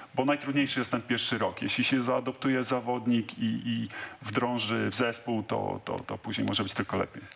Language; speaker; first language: Polish; native; Polish